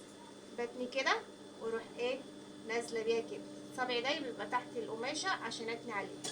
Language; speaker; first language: Arabic; native; Arabic